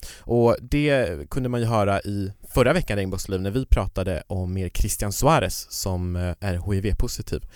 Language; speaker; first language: Swedish; native; Swedish